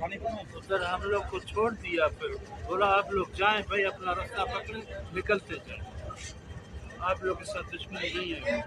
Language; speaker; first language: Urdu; non-native, local second language; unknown